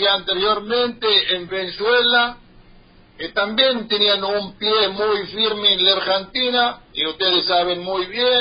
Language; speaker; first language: Spanish; non-native, learner; Arabic